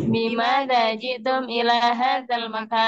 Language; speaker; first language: Arabic; non-native, learner; Indonesian